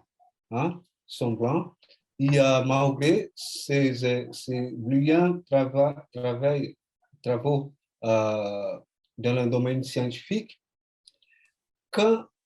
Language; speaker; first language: French; non-native, fluent; Portuguese